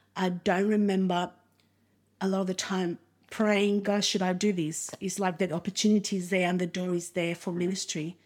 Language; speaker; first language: English; non-native, fluent; Spanish